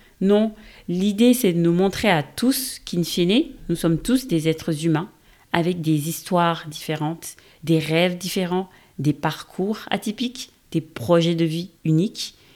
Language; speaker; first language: French; non-native, local second language; Wolof